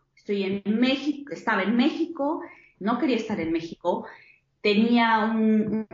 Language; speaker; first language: Spanish; native; Spanish